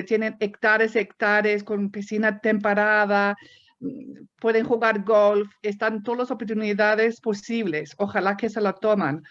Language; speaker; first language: Spanish; non-native, fluent; English